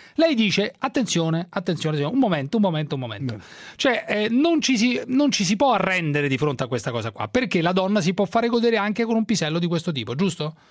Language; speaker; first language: Italian; native; Italian